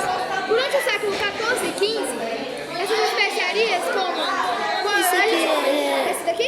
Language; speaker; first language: Portuguese; native; Portuguese